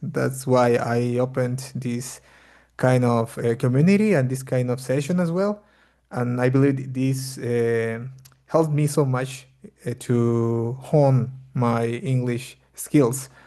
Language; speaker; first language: English; non-native, fluent; Spanish